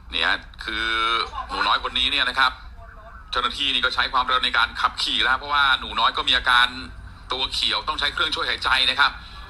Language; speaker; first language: Thai; native; Thai